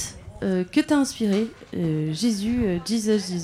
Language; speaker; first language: French; native; French